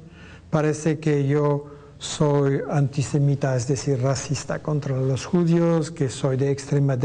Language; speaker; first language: Spanish; non-native, fluent; French